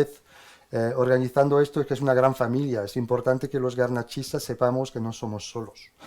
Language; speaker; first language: Spanish; non-native, fluent; French